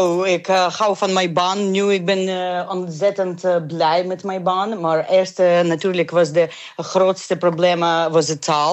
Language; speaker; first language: Dutch; non-native, learner; Ukrainian